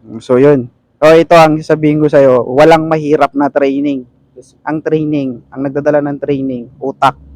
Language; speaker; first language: Filipino; non-native, local second language; Cebuano